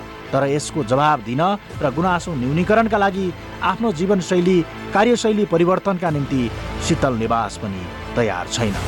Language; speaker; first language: Nepali; native; Nepali